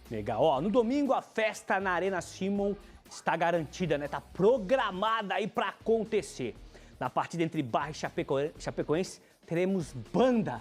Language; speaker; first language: Portuguese; native; Portuguese